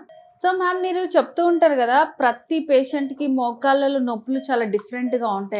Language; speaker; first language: Telugu; native; Telugu